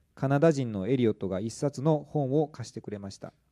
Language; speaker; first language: Japanese; native; Japanese